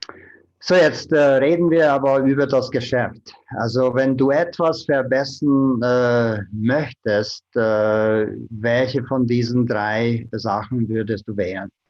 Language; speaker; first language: German; non-native, fluent; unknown